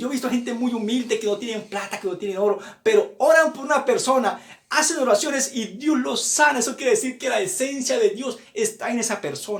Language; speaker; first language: Spanish; native; Spanish